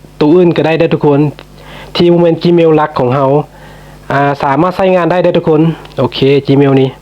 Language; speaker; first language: Thai; non-native, local second language; Lao